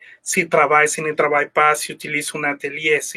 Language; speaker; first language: French; non-native, fluent; Spanish